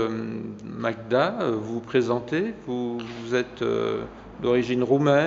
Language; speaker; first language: French; native; French